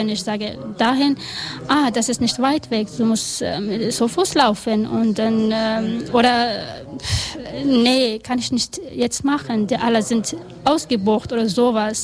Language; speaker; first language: German; non-native, learner; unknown